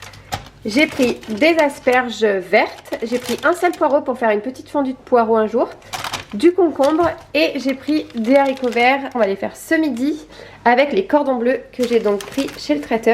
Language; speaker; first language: French; native; French